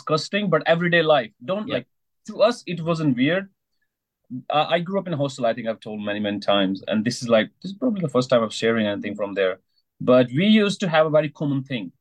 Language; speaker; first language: English; non-native, local second language; Hindi